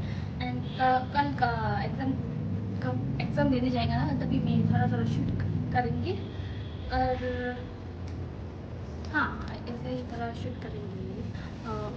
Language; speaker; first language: Hindi; non-native, local second language; Tibetan